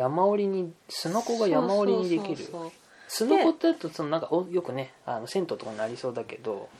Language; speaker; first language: Japanese; native; Japanese